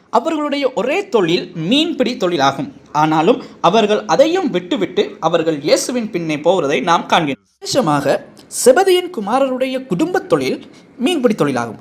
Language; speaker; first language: Tamil; non-native, fluent; English